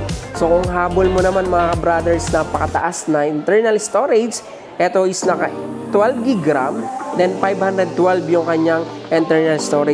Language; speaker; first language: Filipino; native; Filipino